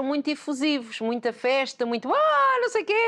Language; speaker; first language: Portuguese; native; Portuguese